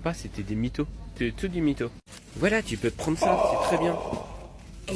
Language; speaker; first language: French; native; French